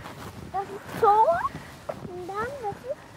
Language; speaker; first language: German; early bilingual, other home language; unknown